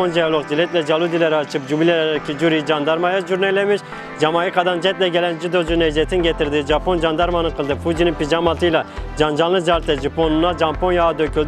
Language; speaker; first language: Turkish; native; Turkish